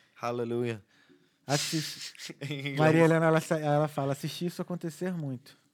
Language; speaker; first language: Portuguese; non-native, fluent; English